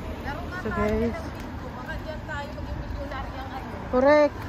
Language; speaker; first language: English; non-native, local second language; Filipino